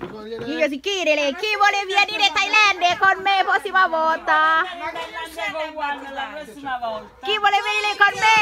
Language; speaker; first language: Italian; non-native, learner; Thai